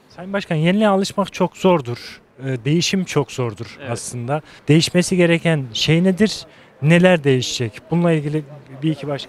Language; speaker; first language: Turkish; native; Turkish